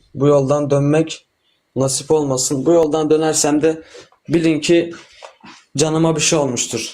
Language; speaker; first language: Turkish; native; Turkish